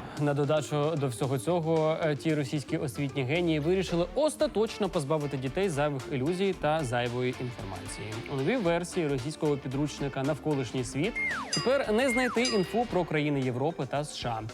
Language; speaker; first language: Ukrainian; native; Ukrainian